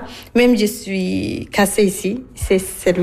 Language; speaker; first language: French; non-native, learner; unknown